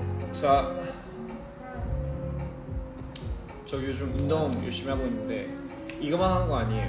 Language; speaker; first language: Korean; early bilingual, heritage; Korean